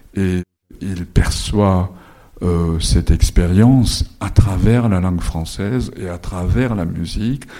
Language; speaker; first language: French; non-native, fluent; Japanese